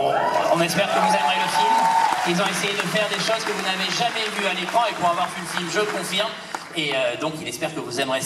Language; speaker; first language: French; native; French